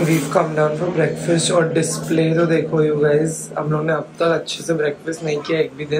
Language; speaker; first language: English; non-native, local second language; Hindi